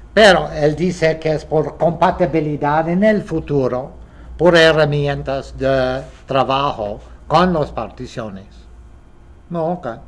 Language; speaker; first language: Spanish; non-native, fluent; English